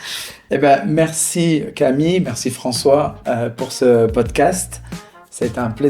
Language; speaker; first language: French; native; French